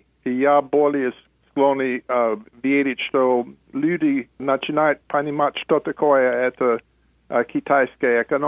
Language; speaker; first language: Russian; non-native, fluent; English